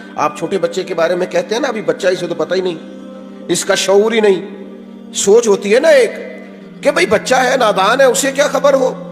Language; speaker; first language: Urdu; native; Urdu